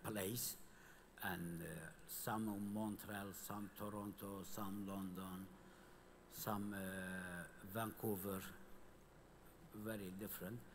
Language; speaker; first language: English; non-native, learner; Kurdish